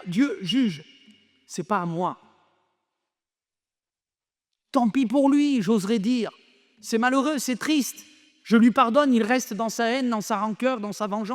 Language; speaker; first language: French; native; French